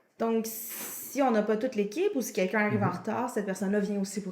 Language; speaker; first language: French; native; French